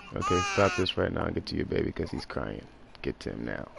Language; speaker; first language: English; native; English